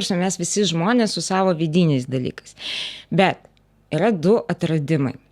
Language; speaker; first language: Lithuanian; non-native, local second language; Russian